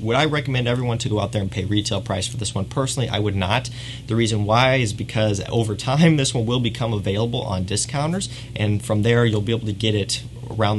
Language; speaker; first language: English; native; English